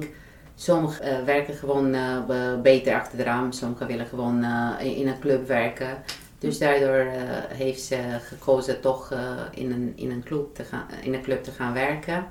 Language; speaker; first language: Dutch; non-native, fluent; Romanian